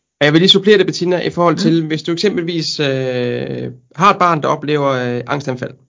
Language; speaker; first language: Danish; native; Danish